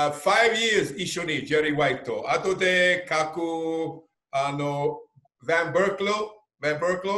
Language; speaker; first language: Japanese; non-native, learner; English